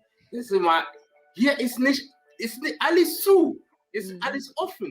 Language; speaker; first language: German; non-native, learner; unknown